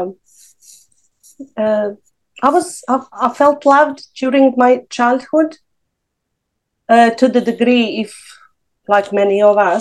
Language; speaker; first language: English; non-native, fluent; Serbian